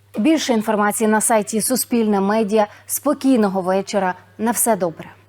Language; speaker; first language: Ukrainian; native; Ukrainian